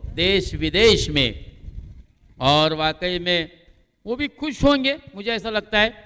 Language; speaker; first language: Hindi; non-native, local second language; Marathi